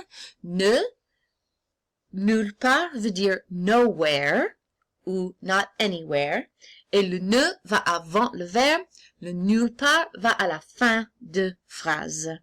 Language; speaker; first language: French; non-native, fluent; English